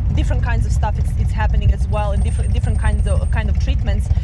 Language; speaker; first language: English; non-native, fluent; Serbian